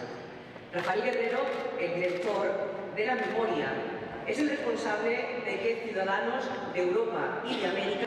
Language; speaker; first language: Spanish; native; Spanish